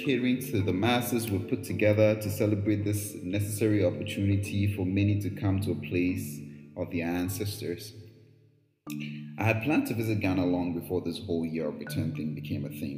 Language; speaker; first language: English; non-native, local second language; Akan